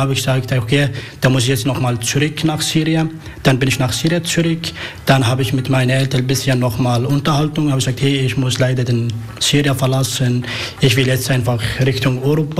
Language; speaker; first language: German; non-native, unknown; Arabic